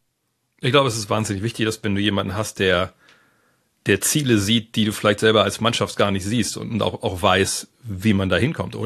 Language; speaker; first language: German; native; German